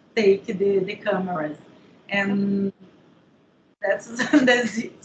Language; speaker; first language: English; non-native, learner; Portuguese